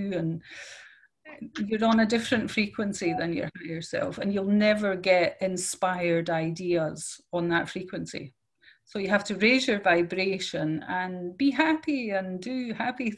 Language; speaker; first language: English; native; English